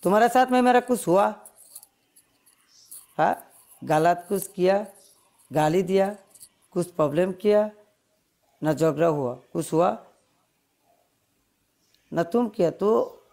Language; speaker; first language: Hindi; non-native, learner; Bangla